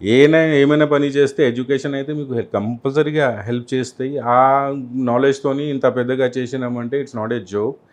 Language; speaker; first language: Telugu; non-native, local second language; Urdu